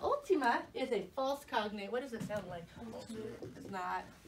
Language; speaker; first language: English; native; English